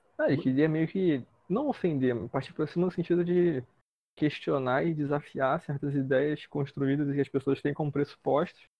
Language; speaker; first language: Portuguese; native; Portuguese